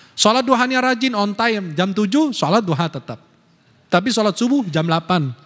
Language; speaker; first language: Indonesian; non-native, fluent; Arabic